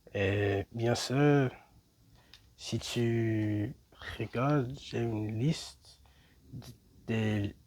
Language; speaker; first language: French; non-native, learner; English